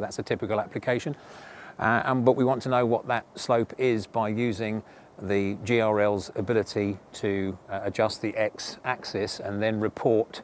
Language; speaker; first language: English; native; English